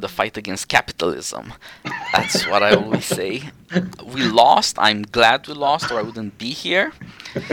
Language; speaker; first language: English; non-native, fluent; Romanian